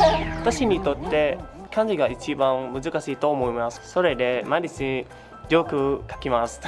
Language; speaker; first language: Japanese; non-native, learner; Vietnamese